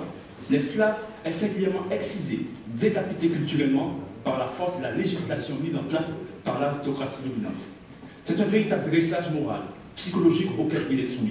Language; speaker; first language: French; native; French